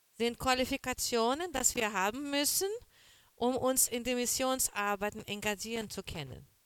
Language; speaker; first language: German; non-native, fluent; Portuguese